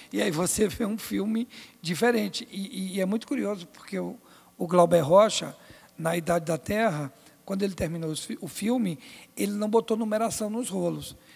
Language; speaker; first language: Portuguese; native; Portuguese